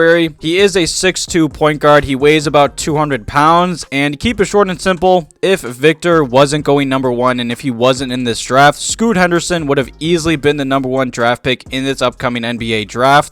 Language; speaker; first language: English; native; English